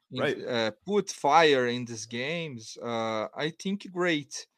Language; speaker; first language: English; non-native, learner; Portuguese